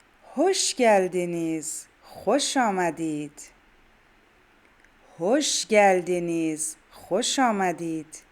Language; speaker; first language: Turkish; non-native, fluent; Persian